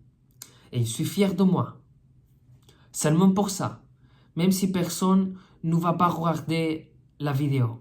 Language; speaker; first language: French; non-native, fluent; Spanish